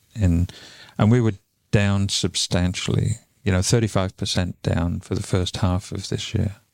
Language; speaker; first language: English; native; English